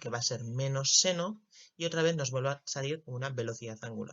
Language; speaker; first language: Spanish; native; Spanish